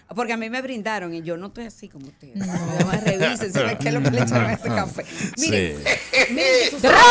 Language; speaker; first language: Spanish; native; Spanish